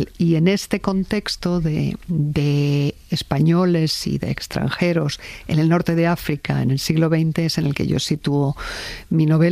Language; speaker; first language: Spanish; native; Spanish